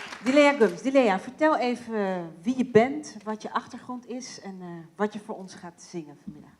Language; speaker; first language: Dutch; native; Dutch